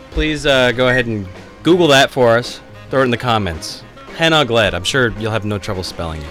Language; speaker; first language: English; native; English